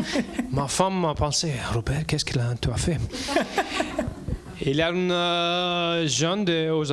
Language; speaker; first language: French; non-native, learner; English